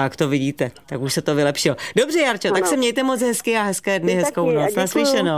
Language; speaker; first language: Czech; native; Czech